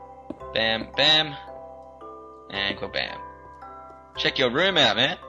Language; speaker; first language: English; native; English